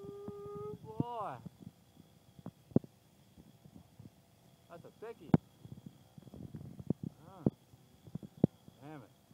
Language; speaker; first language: English; native; English